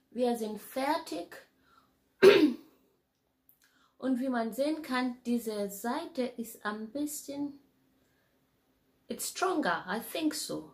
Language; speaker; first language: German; non-native, fluent; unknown